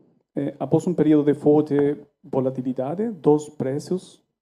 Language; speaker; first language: Portuguese; non-native, fluent; Spanish